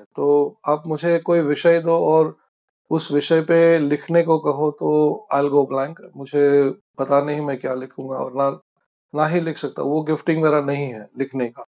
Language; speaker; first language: Hindi; non-native, local second language; Marathi